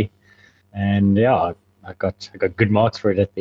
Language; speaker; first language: English; native; English